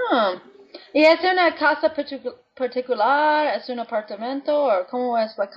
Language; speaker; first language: Spanish; non-native, fluent; English